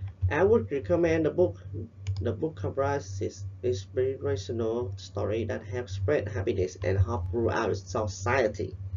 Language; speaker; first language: English; non-native, fluent; Vietnamese